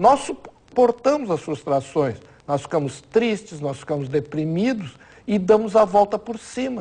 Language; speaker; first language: Portuguese; native; Portuguese